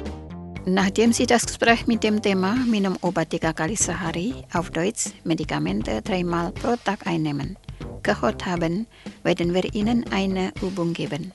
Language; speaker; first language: German; non-native, fluent; Indonesian